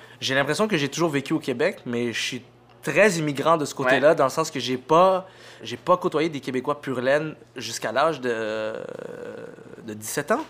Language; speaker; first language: French; early bilingual, other home language; Arabic